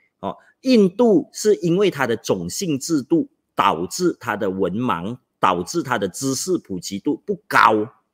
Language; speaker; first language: Chinese; native; Chinese